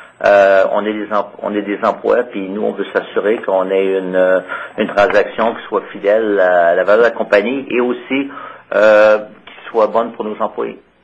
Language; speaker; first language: French; native; French